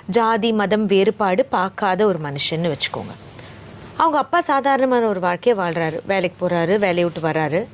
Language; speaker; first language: Tamil; native; Tamil